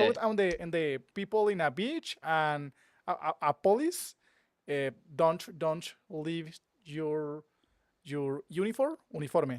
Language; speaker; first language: English; non-native, learner; Spanish